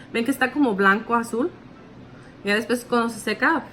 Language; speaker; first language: Spanish; early bilingual, heritage; Spanish